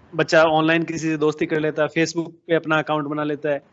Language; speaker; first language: Hindi; native; Hindi